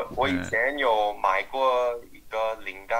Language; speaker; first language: Chinese; non-native, learner; English